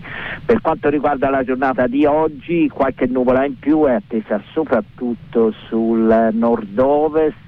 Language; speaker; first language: Italian; native; Italian